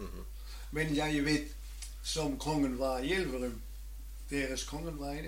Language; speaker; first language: Norwegian; non-native, learner; German